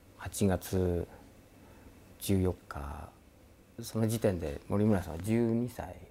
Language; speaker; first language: Japanese; non-native, fluent; English